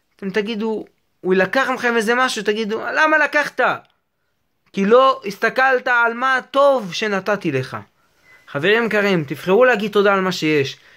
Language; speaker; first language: Hebrew; native; Hebrew